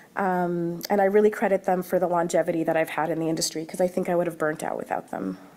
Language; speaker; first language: English; early bilingual, other home language; Arabic